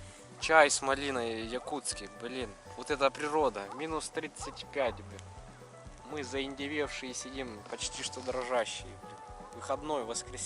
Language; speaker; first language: Russian; native; Russian